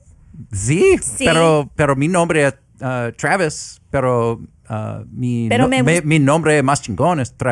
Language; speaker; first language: Spanish; non-native, learner; English